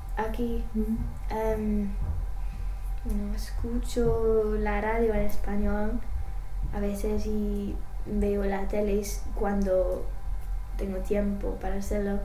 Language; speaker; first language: Spanish; non-native, learner; English